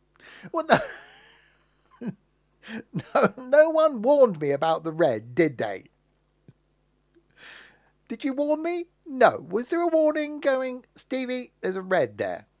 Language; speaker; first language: English; native; English